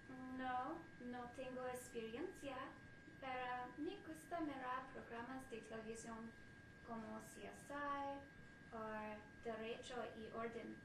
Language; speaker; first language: Spanish; non-native, learner; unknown